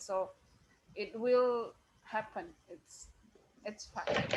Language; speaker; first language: English; non-native, learner; Indonesian